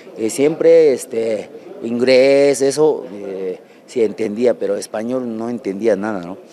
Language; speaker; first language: Spanish; non-native, learner; Japanese